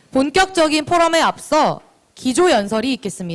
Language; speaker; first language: Korean; native; Korean